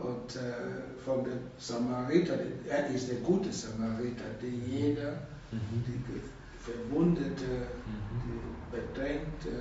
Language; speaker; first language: German; non-native, learner; Russian